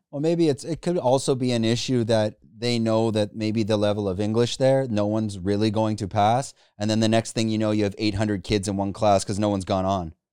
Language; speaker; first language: English; native; English